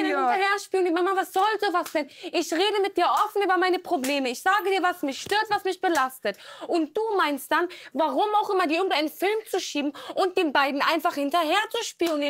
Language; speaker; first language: German; native; German